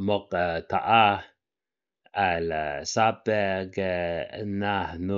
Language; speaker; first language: Arabic; non-native, learner; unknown